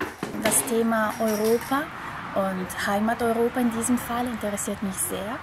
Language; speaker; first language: German; non-native, fluent; Italian